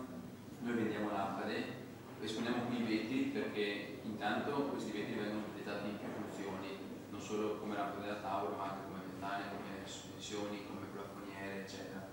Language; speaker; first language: Italian; native; Italian